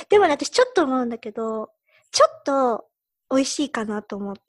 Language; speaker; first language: Japanese; early bilingual, heritage; Japanese